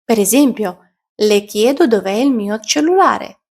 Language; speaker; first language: Italian; non-native, fluent; Ukrainian